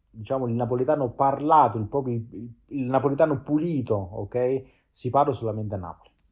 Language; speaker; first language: Italian; native; Italian